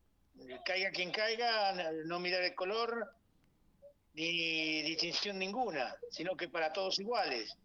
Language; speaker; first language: Spanish; native; Spanish